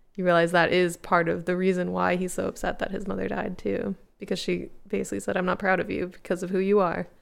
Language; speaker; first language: English; native; English